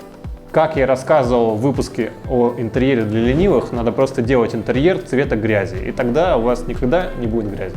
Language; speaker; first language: Russian; native; Russian